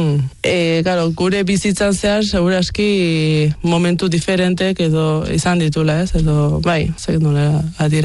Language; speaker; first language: Basque; native; Basque